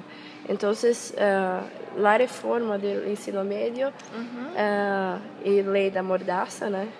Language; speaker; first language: Spanish; non-native, fluent; Portuguese